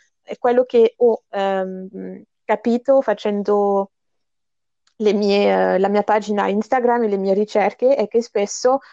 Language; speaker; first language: Italian; non-native, fluent; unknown